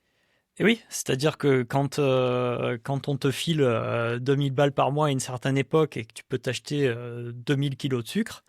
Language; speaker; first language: French; native; French